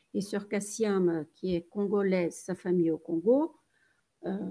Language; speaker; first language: French; non-native, fluent; Portuguese